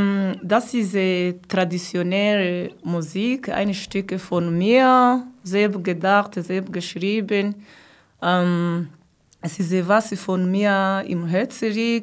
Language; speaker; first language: German; non-native, learner; Kinyarwanda